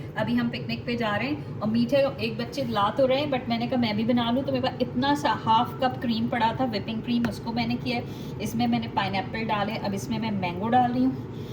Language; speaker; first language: Urdu; native; Urdu